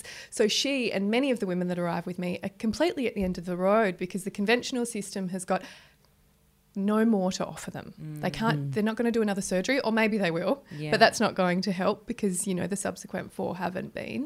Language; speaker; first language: English; native; English